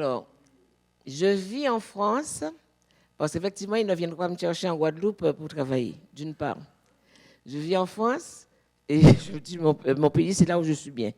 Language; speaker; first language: French; native; French